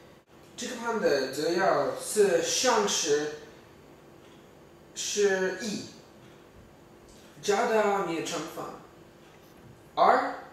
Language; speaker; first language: Chinese; non-native, learner; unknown